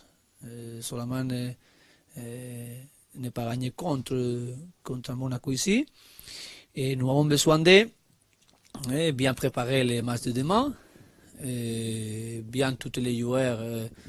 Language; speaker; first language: French; non-native, learner; Spanish